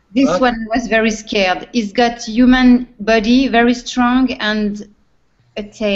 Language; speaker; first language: English; non-native, fluent; French